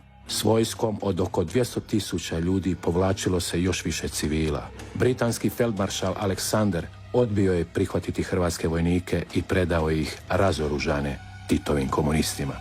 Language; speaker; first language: Croatian; native; Croatian